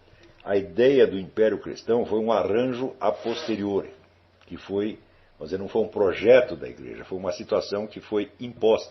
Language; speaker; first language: Portuguese; native; Portuguese